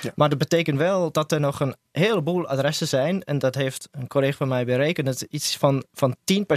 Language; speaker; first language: Dutch; non-native, fluent; Swiss German